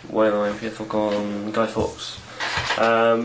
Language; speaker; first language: Spanish; non-native, fluent; English